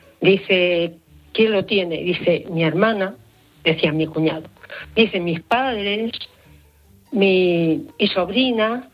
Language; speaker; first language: Spanish; native; Spanish